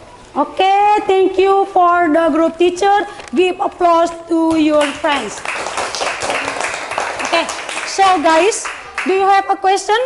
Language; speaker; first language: English; non-native, learner; Indonesian